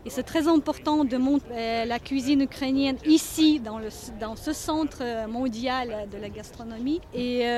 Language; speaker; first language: French; non-native, fluent; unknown